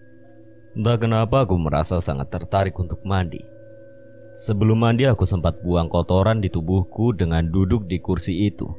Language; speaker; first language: Indonesian; native; Indonesian